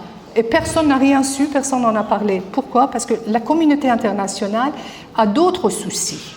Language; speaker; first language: French; non-native, fluent; Persian